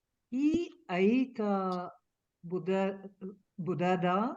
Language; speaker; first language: Hebrew; non-native, learner; French